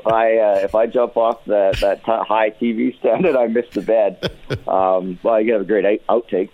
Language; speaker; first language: English; native; English